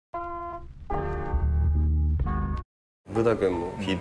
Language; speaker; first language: Japanese; native; Japanese